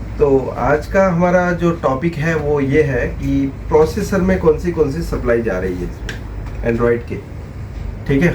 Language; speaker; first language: Hindi; non-native, local second language; Gujarati